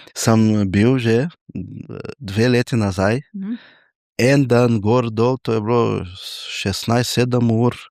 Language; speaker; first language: Slovenian; non-native, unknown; Portuguese